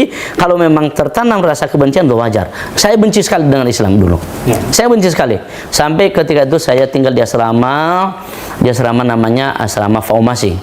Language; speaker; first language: Indonesian; non-native, local second language; Nias